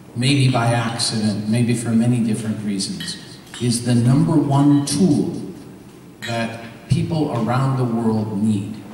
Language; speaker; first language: English; native; English